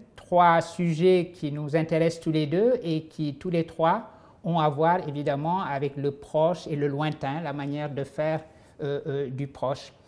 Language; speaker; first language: French; non-native, local second language; Wolof